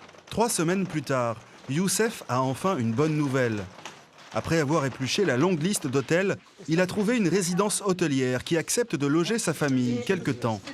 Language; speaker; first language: French; native; French